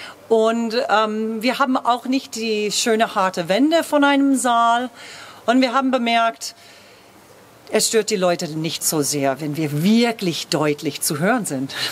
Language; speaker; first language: German; non-native, fluent; English